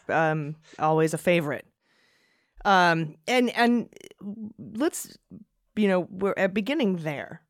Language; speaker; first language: English; native; English